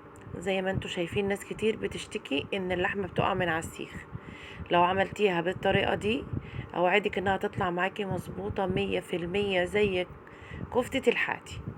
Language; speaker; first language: Arabic; native; Arabic